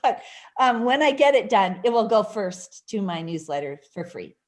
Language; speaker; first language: English; native; English